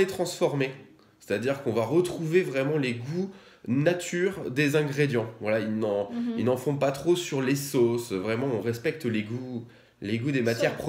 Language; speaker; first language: French; native; French